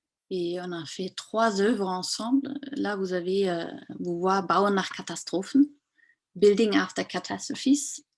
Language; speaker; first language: French; non-native, fluent; German